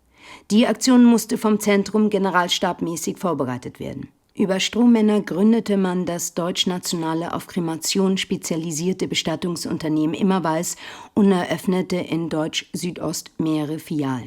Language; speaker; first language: German; native; German